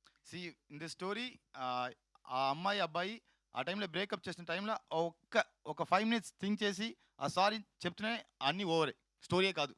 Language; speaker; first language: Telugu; non-native, learner; Tamil